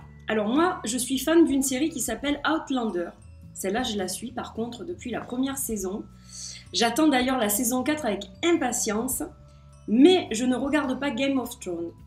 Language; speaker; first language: French; native; French